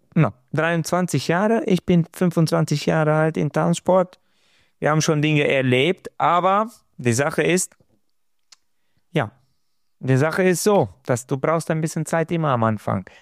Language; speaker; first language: German; non-native, fluent; Romanian